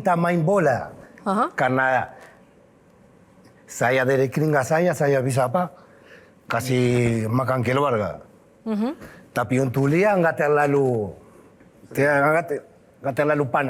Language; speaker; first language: Indonesian; non-native, fluent; Spanish